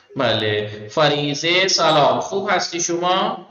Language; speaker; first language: Persian; non-native, fluent; Urdu